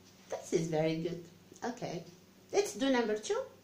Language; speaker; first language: English; non-native, fluent; Arabic